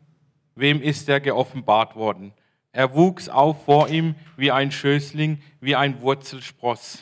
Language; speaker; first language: German; native; German